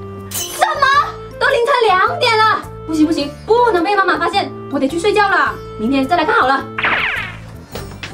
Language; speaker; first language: Chinese; native; Chinese